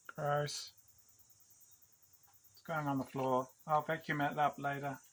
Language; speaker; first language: English; native; English